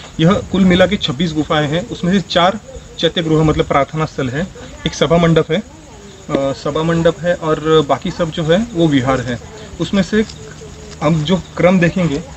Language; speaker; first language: Hindi; non-native, local second language; Marathi